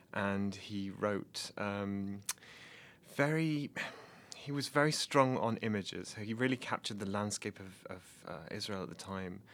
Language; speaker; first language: English; native; English